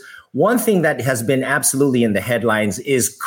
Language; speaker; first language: English; native; English